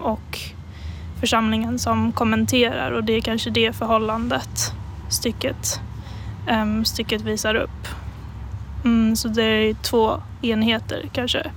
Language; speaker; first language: Swedish; native; Swedish